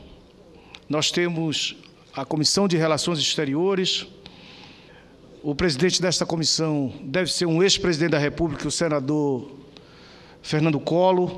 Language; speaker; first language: Portuguese; native; Portuguese